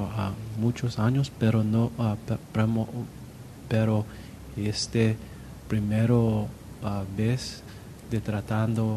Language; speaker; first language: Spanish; non-native, learner; English